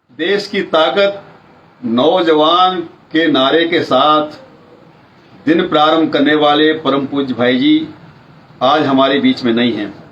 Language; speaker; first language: Hindi; native; Hindi